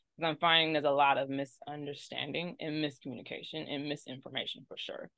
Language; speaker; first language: English; native; English